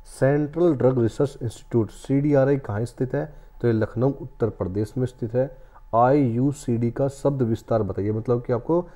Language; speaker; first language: Hindi; native; Hindi